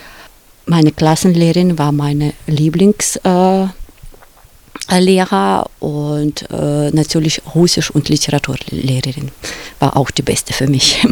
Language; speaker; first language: German; non-native, fluent; Russian